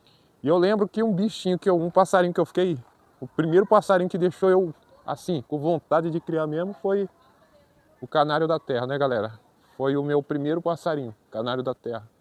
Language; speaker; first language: Portuguese; native; Portuguese